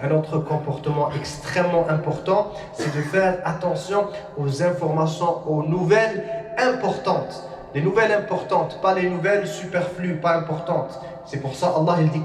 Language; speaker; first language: French; non-native, local second language; Arabic